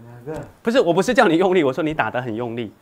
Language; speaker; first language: Chinese; native; Chinese